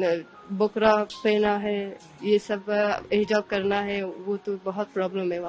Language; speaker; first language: Hindi; early bilingual, other home language; Persian